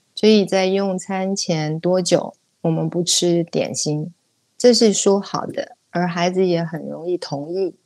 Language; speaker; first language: Chinese; native; Chinese